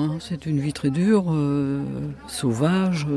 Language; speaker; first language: French; native; French